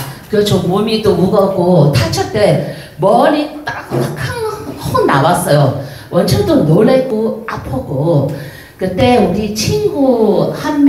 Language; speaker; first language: Korean; non-native, learner; Chinese